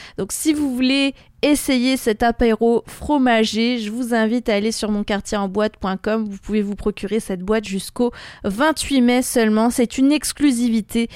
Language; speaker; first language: French; native; French